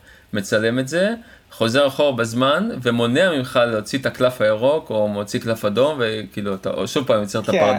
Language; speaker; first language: Hebrew; native; Hebrew